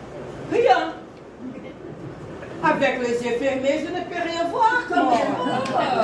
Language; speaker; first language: French; non-native, learner; Portuguese